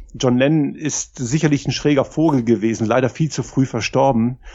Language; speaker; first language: German; native; German